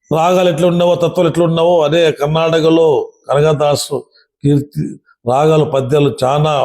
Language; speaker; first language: Telugu; non-native, local second language; Kannada